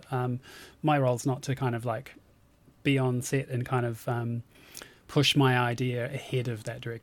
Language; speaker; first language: English; native; English